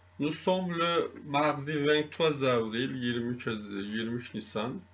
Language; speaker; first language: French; non-native, fluent; Turkish